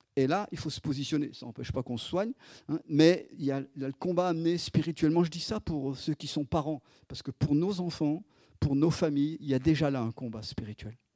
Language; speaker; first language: French; native; French